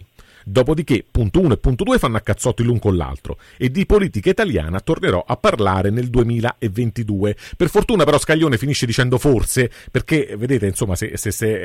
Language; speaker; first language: Italian; native; Italian